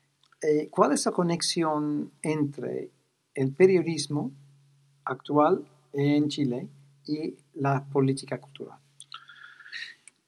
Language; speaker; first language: Spanish; non-native, fluent; English